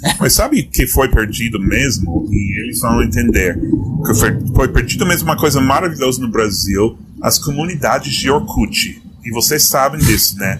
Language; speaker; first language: Portuguese; non-native, fluent; English